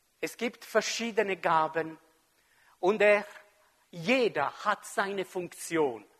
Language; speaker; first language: German; non-native, fluent; French